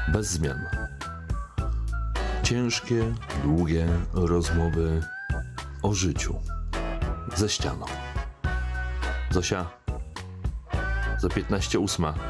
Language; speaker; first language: Polish; native; Polish